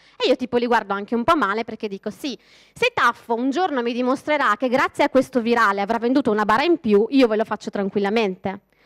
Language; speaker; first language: Italian; native; Italian